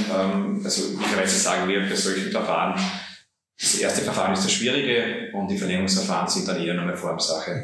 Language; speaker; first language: German; native; German